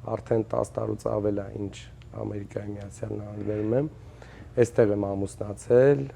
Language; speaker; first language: Armenian; native; Armenian